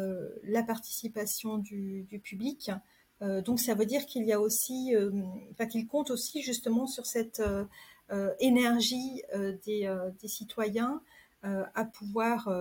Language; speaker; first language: French; native; French